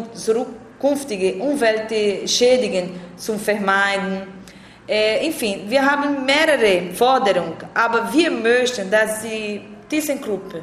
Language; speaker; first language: German; non-native, learner; Portuguese